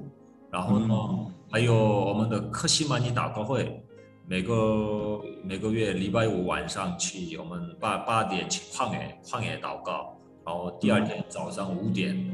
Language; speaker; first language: Chinese; non-native, fluent; Korean